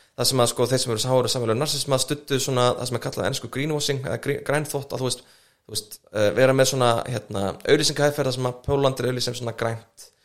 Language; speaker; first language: Icelandic; native; Icelandic